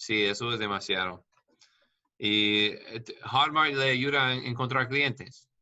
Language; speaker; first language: Spanish; non-native, learner; English